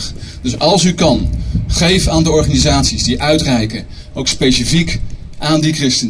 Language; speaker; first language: Dutch; native; Dutch